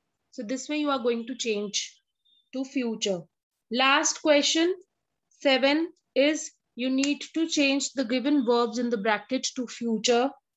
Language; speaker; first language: English; non-native, local second language; Hindi